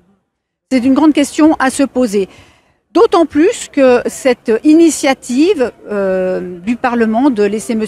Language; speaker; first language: French; native; French